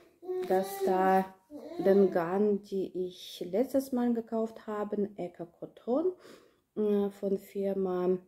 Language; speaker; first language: German; non-native, learner; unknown